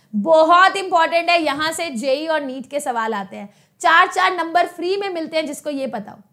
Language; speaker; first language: Hindi; native; Hindi